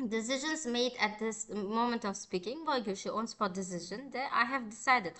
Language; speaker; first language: English; non-native, fluent; Uzbek